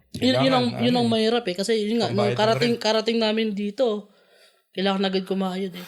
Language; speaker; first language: Filipino; non-native, local second language; Cebuano